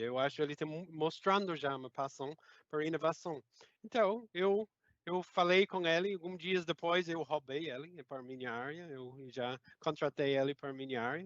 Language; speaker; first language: Portuguese; non-native, fluent; English